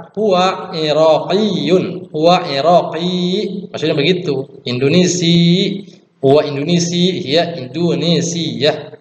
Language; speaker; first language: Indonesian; native; Indonesian